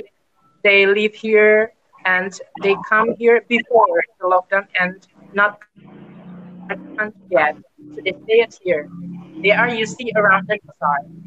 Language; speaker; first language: English; non-native, learner; Indonesian